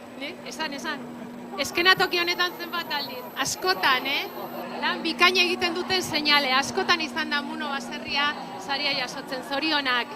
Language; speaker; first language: Basque; native; Basque